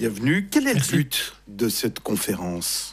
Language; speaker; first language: French; native; French